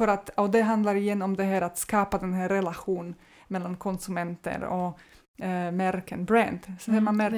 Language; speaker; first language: Swedish; non-native, fluent; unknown